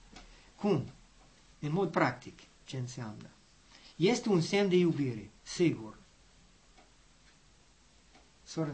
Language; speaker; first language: Romanian; non-native, learner; English